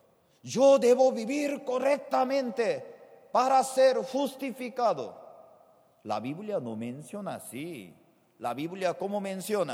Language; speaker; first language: Spanish; non-native, fluent; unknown